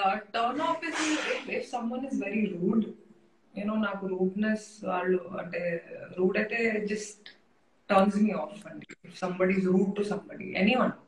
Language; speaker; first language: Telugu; non-native, fluent; Hindi